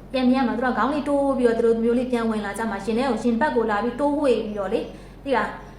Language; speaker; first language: Burmese; native; Burmese